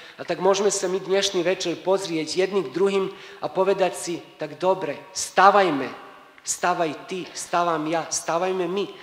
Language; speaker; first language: Slovak; native; Slovak